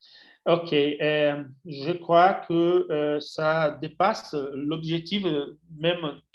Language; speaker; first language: French; non-native, fluent; Portuguese